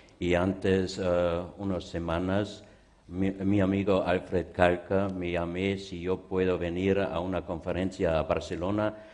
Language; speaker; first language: Spanish; non-native, learner; German